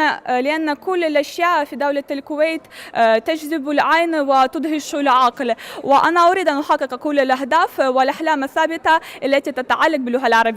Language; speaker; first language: Arabic; non-native, fluent; Ukrainian